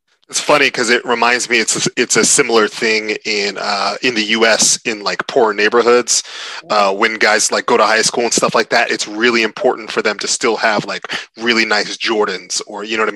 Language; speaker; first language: English; native; English